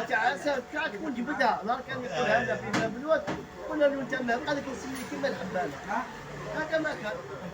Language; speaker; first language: Arabic; native; Arabic